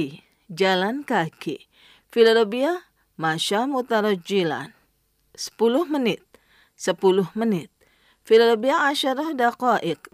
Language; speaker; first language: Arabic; non-native, fluent; Indonesian